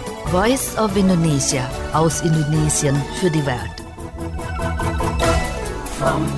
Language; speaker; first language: German; non-native, fluent; Indonesian